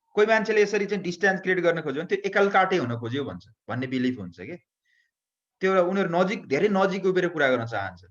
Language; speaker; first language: Nepali; native; Nepali